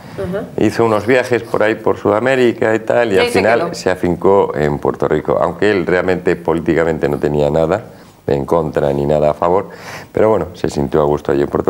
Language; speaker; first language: Spanish; native; Spanish